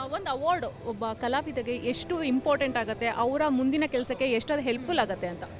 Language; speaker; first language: Kannada; native; Kannada